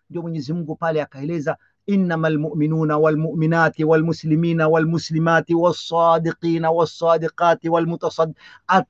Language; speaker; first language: English; non-native, local second language; Swahili